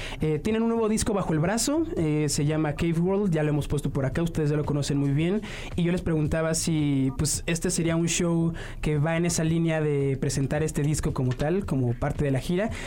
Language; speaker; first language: Spanish; native; Spanish